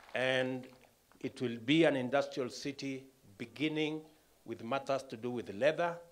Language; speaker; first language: English; non-native, local second language; Kalenjin